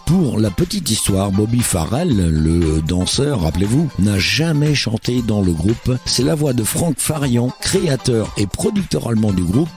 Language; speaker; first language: French; native; French